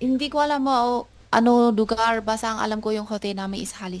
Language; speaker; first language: Filipino; non-native, learner; Chinese